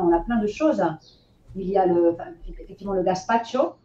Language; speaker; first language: French; native; French